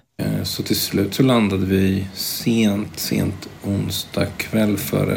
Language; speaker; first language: Swedish; native; Swedish